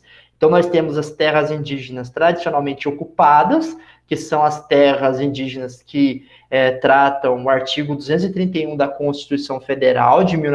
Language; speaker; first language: Portuguese; native; Portuguese